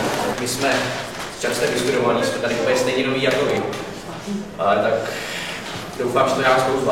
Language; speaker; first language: Czech; native; Czech